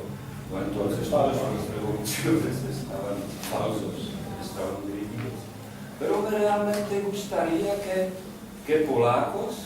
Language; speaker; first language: Spanish; non-native, learner; Czech